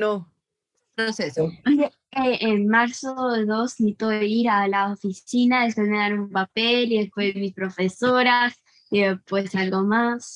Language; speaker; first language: Spanish; early bilingual, heritage; Spanish